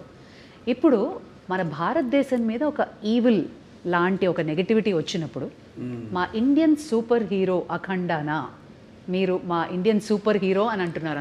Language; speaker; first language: Telugu; native; Telugu